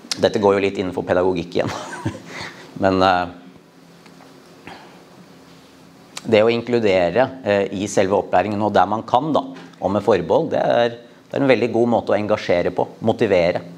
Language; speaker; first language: Norwegian; native; Norwegian